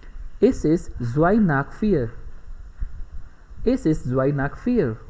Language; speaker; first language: German; non-native, fluent; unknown